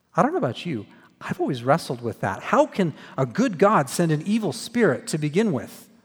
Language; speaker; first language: English; native; English